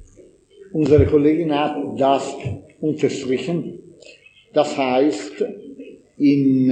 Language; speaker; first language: German; non-native, learner; Italian